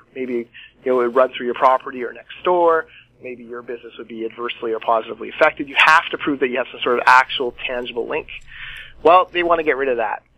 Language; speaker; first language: English; native; English